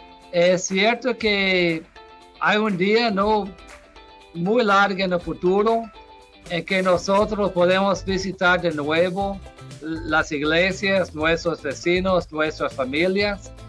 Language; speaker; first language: Spanish; non-native, fluent; English